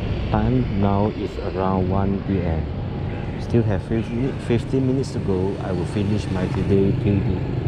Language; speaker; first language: English; non-native, local second language; Chinese